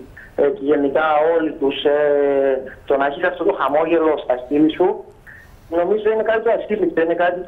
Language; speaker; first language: Greek; native; Greek